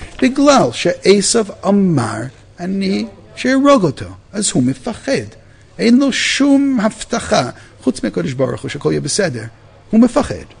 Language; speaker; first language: Hebrew; non-native, fluent; English